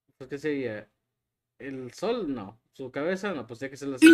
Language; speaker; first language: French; non-native, learner; Spanish